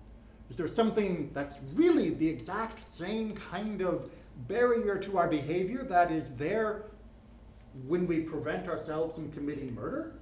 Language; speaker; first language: English; native; English